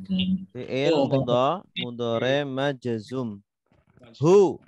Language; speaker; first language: Arabic; non-native, fluent; Indonesian